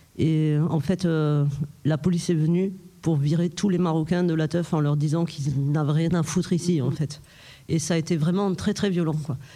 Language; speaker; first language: French; native; French